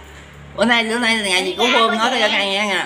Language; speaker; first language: Vietnamese; native; Vietnamese